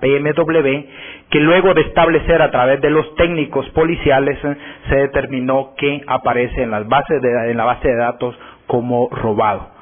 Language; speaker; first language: Spanish; native; Spanish